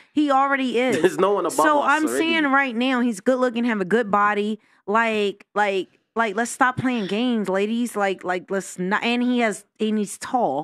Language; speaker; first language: English; native; English